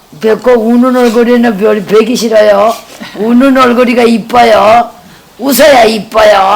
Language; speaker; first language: Korean; native; Korean